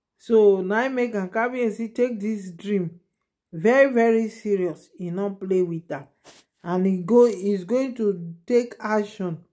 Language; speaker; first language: Nigerian Pidgin; non-native, local second language; Yoruba